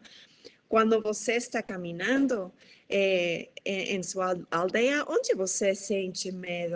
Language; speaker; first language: Portuguese; non-native, fluent; Spanish